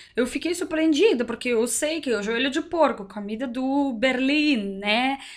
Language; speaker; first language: Portuguese; non-native, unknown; Russian